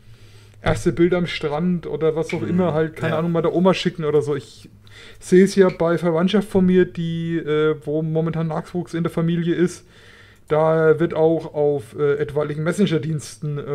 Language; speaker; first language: German; native; German